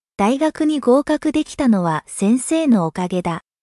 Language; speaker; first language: Japanese; native; Japanese